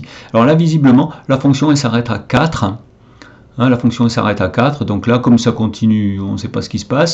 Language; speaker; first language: French; native; French